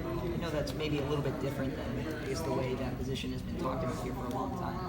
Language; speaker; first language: English; native; English